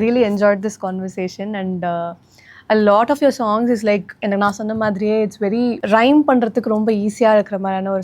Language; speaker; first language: Tamil; native; Tamil